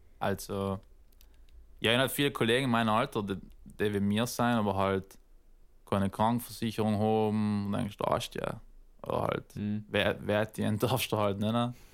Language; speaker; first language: German; native; German